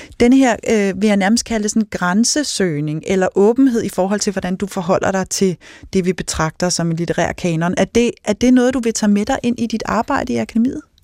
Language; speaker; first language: Danish; native; Danish